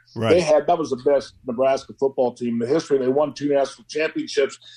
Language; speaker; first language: English; native; English